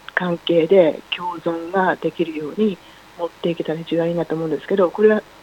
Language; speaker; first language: Japanese; native; Japanese